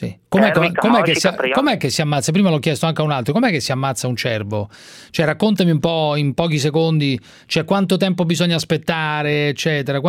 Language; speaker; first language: Italian; native; Italian